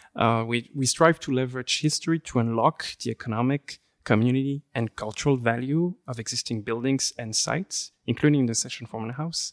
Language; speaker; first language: English; non-native, fluent; French